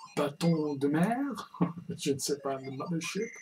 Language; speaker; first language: French; non-native, learner; English